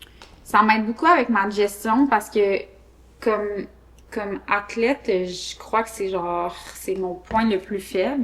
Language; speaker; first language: French; native; French